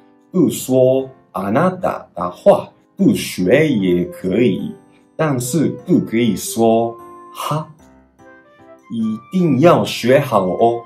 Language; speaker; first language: Chinese; non-native, fluent; Japanese